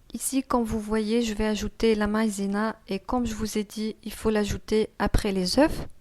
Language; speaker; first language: French; non-native, local second language; Arabic